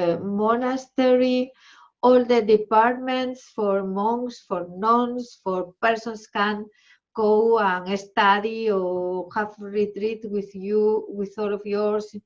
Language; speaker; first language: English; non-native, learner; Spanish